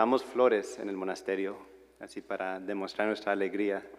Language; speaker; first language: Spanish; non-native, fluent; English